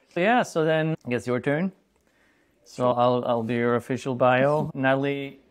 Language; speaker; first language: English; non-native, fluent; Swedish